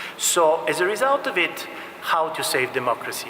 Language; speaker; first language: English; non-native, fluent; Bulgarian